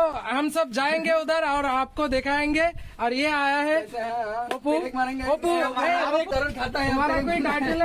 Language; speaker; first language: Hindi; non-native, learner; Bangla